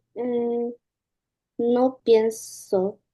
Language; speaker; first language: Spanish; non-native, learner; English